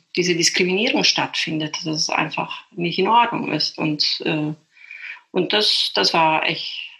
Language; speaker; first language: German; non-native, fluent; Italian